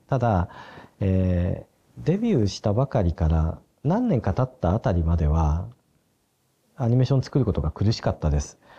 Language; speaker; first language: Japanese; native; Japanese